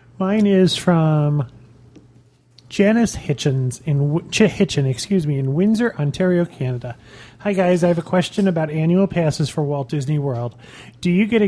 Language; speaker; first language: English; native; English